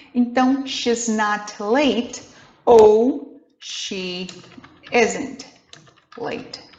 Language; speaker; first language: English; non-native, fluent; Portuguese